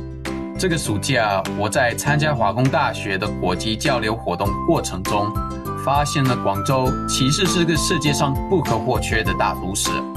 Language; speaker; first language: Chinese; non-native, fluent; English